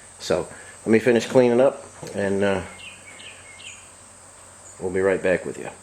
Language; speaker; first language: English; native; English